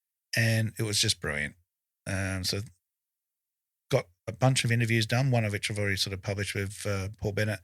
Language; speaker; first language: English; native; English